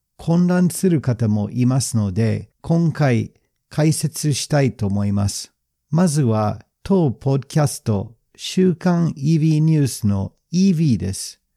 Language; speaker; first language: Japanese; non-native, fluent; English